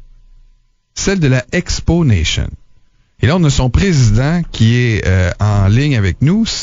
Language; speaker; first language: French; native; French